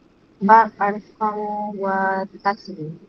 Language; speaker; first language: Arabic; non-native, learner; Malay